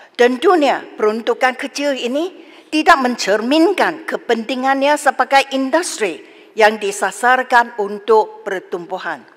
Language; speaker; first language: Malay; non-native, local second language; Chinese